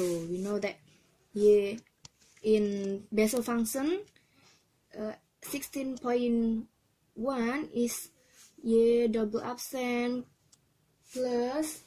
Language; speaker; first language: English; non-native, learner; Indonesian